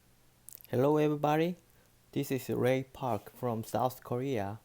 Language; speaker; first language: English; non-native, learner; Korean